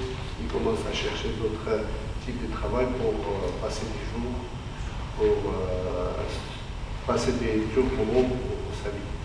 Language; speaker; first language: French; non-native, fluent; Armenian